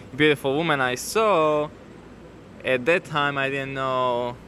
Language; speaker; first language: English; non-native, fluent; Slovak